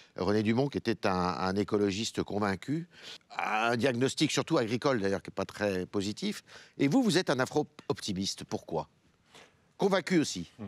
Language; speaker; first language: French; native; French